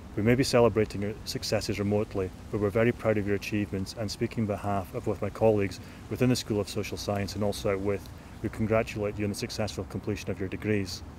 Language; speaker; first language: English; native; English